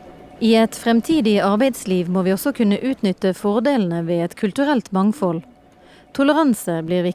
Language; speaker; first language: Norwegian; native; Norwegian